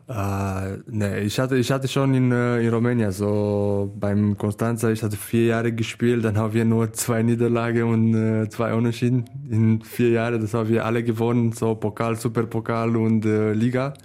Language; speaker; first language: German; non-native, learner; Romanian